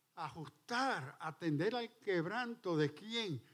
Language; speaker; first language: Spanish; early bilingual, heritage; Spanish